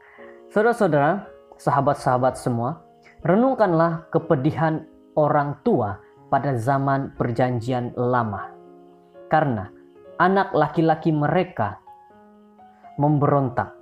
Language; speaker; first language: Indonesian; native; Indonesian